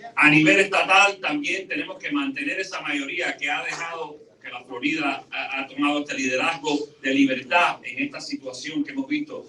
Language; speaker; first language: Spanish; early bilingual, heritage; Spanish